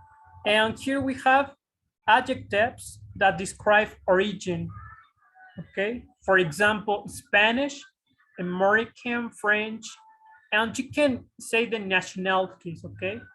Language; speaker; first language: English; non-native, fluent; Spanish